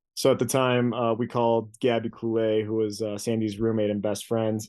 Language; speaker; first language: English; early bilingual, other home language; Greek